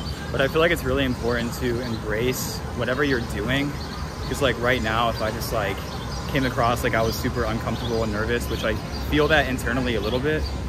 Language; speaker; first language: English; native; English